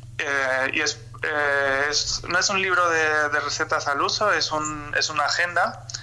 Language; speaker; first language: Spanish; early bilingual, other home language; German